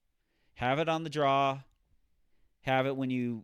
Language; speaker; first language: English; native; English